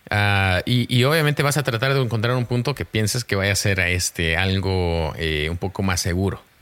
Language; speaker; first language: Spanish; early bilingual, heritage; Spanish